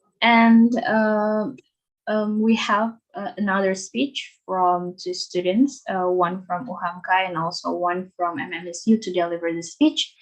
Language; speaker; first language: English; non-native, fluent; Indonesian